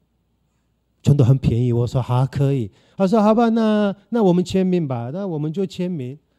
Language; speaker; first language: Chinese; non-native, fluent; Turkish